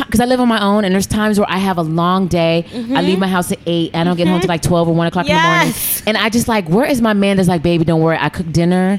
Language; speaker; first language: English; native; English